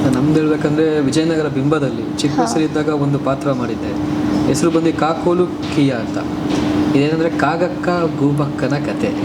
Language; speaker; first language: Kannada; non-native, local second language; Tulu